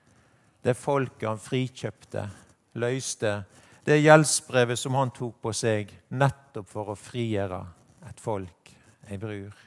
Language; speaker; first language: Norwegian; native; Norwegian